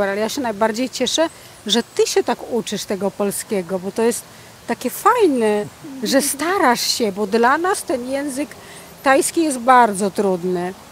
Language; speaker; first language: Polish; native; Polish